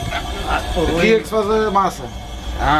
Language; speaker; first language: Portuguese; native; Portuguese